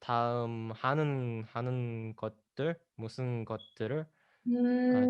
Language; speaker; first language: Korean; non-native, learner; Indonesian